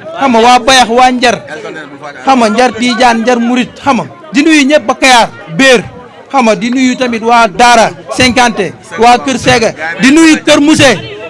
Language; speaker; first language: Wolof; native; Wolof